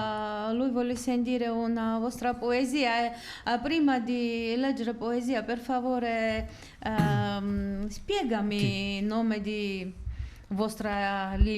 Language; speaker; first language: Italian; non-native, learner; Georgian